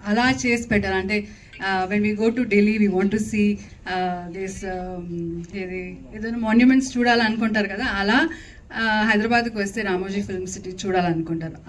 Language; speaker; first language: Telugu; non-native, learner; Kannada